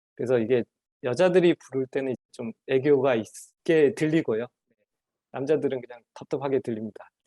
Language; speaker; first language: Korean; native; Korean